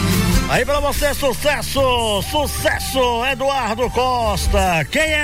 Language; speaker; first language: Portuguese; native; Portuguese